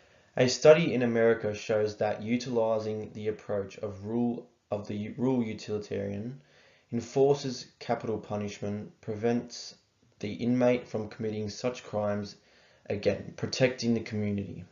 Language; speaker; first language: English; native; English